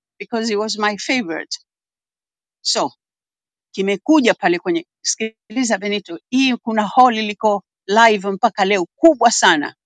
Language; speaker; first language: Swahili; native; Swahili